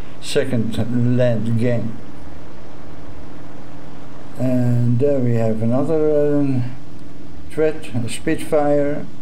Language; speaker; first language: English; non-native, fluent; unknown